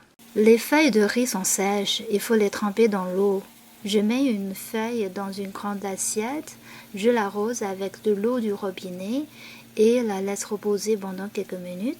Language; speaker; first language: French; non-native, fluent; Chinese